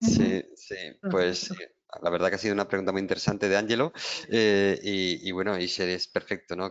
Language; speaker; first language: Spanish; native; Spanish